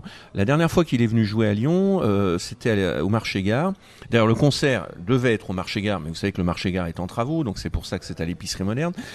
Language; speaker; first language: French; native; French